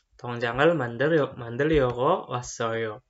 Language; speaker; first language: Korean; non-native, fluent; Indonesian